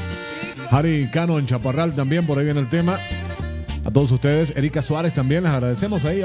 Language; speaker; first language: Spanish; native; Spanish